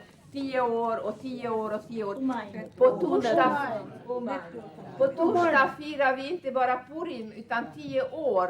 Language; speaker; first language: Swedish; non-native, fluent; Hungarian